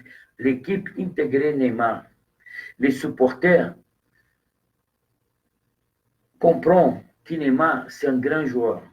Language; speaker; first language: French; non-native, fluent; Portuguese